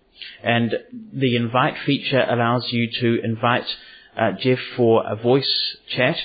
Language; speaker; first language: English; native; English